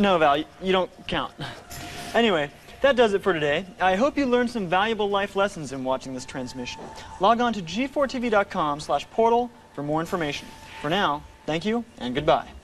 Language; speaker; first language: English; native; English